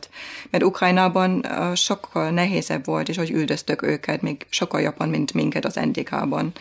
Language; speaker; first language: Hungarian; non-native, fluent; German